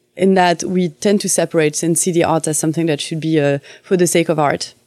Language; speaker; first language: English; non-native, fluent; French